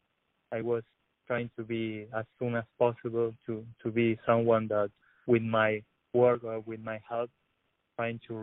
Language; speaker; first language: English; non-native, learner; Spanish